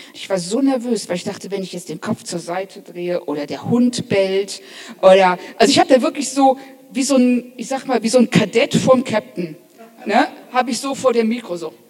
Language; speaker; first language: German; native; German